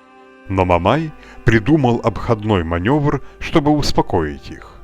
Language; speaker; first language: Russian; native; Russian